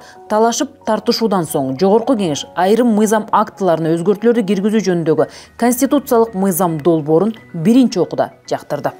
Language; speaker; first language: Kyrgyz; native; Kyrgyz